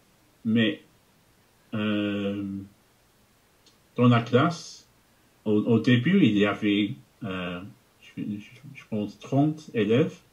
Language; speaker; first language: French; non-native, fluent; English